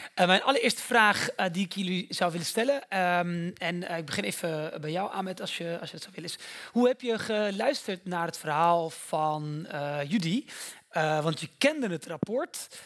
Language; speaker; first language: Dutch; native; Dutch